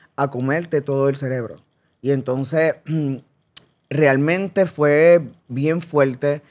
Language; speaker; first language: Spanish; native; Spanish